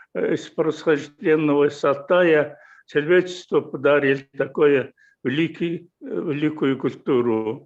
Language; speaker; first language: Russian; non-native, fluent; Mongolian